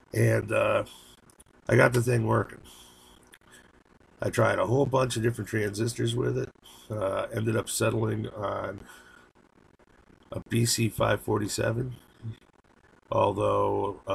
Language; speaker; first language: English; native; English